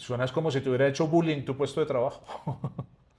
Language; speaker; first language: Spanish; native; Spanish